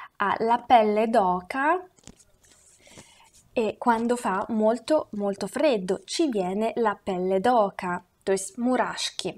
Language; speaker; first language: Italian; non-native, fluent; Russian